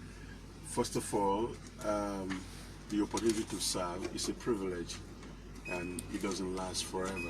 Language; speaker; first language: English; non-native, local second language; Yoruba